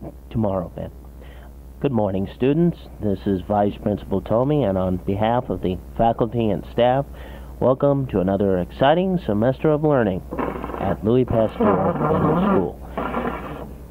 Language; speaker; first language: English; native; English